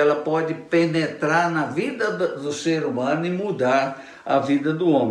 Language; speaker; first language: Portuguese; native; Portuguese